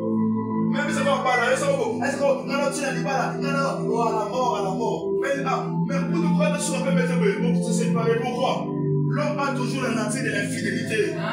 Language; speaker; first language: French; non-native, local second language; Lingala